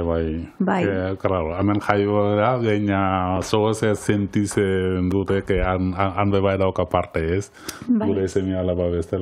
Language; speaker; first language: Basque; non-native, learner; Wolof